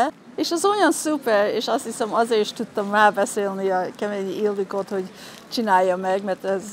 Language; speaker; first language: Hungarian; early bilingual, heritage; Hungarian